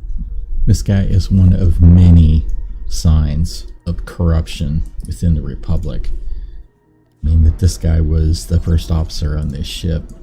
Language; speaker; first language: English; native; English